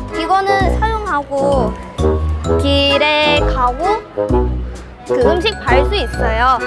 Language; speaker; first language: Korean; non-native, learner; Vietnamese